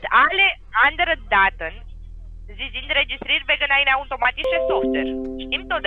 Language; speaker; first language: German; non-native, learner; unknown